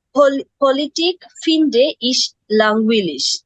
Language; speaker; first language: German; non-native, learner; Bangla